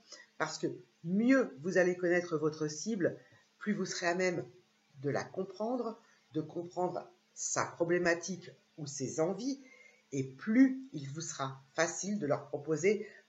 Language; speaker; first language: French; native; French